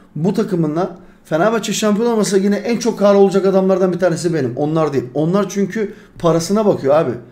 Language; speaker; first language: Turkish; early bilingual, heritage; Turkish